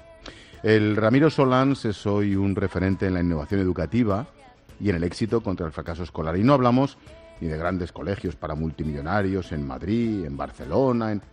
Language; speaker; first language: Spanish; native; Spanish